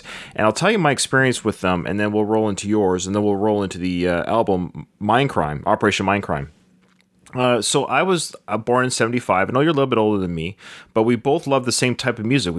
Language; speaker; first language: English; native; English